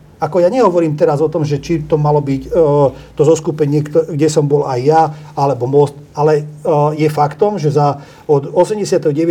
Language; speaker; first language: Slovak; non-native, local second language; Hungarian